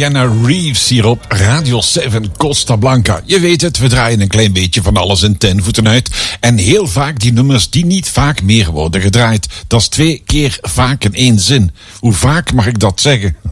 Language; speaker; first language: Dutch; native; Dutch